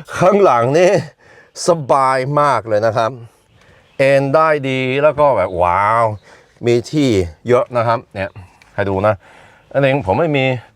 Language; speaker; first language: Thai; non-native, fluent; Norwegian